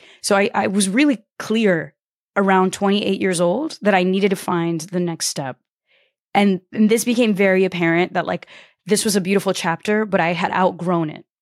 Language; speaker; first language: English; early bilingual, other home language; Portuguese